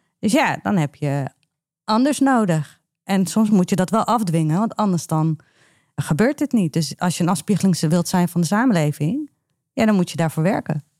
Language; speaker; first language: Dutch; early bilingual, other home language; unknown